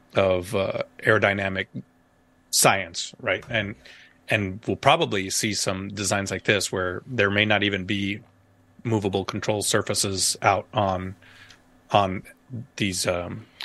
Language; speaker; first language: English; native; English